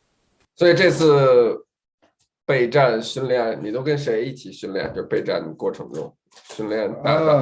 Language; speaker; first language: Chinese; native; Chinese